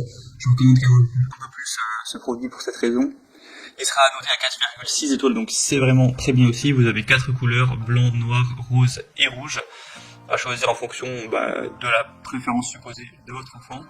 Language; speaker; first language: French; native; French